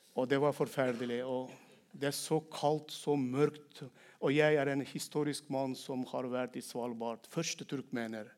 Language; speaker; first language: Norwegian; non-native, fluent; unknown